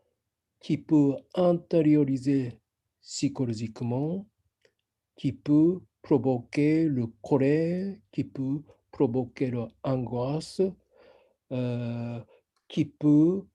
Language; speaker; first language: French; non-native, fluent; Japanese